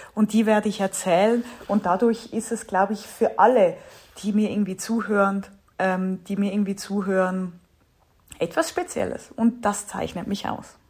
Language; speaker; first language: German; native; German